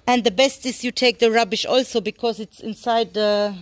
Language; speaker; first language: English; non-native, learner; German